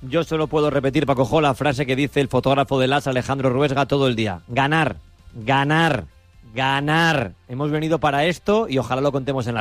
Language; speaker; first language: Spanish; native; Spanish